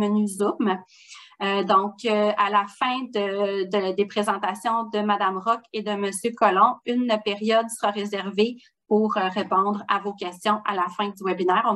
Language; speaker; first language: French; native; French